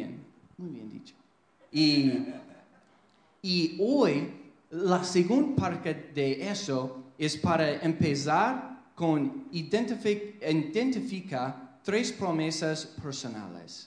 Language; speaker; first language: Spanish; non-native, fluent; English